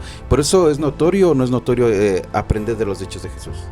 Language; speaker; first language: Spanish; native; Spanish